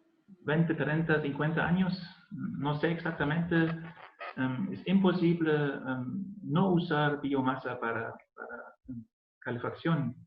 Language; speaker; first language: Spanish; non-native, learner; German